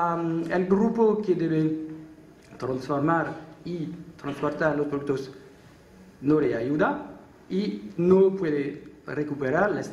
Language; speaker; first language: Spanish; non-native, learner; French